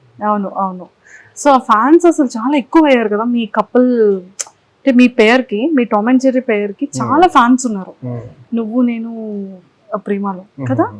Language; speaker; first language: Telugu; native; Telugu